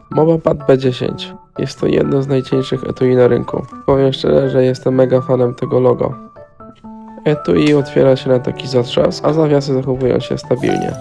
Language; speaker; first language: Polish; native; Polish